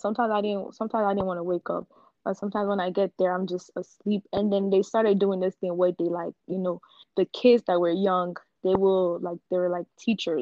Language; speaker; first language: English; non-native, local second language; Yoruba